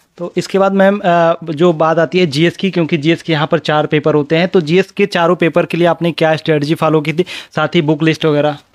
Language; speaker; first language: Hindi; native; Hindi